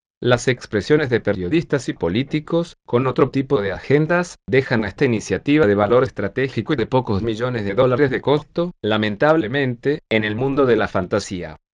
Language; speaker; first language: Spanish; native; Spanish